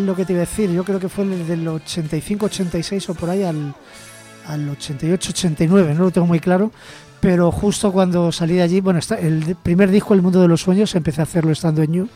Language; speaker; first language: Spanish; native; Spanish